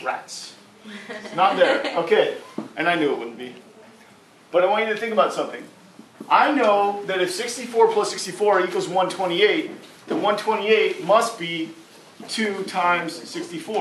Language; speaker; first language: English; native; English